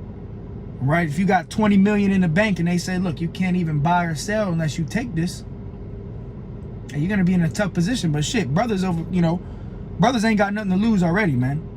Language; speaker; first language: English; native; English